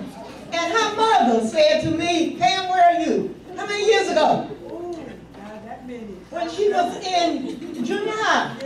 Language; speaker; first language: English; native; English